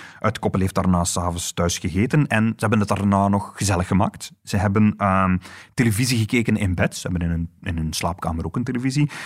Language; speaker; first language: Dutch; native; Dutch